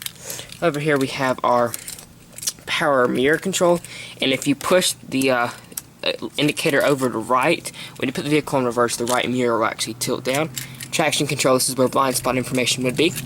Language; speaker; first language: English; native; English